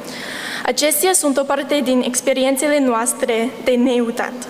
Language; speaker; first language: Romanian; non-native, learner; English